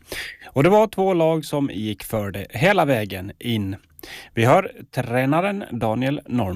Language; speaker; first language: Swedish; native; Swedish